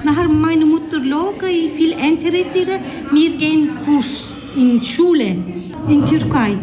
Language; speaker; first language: German; non-native, learner; Turkish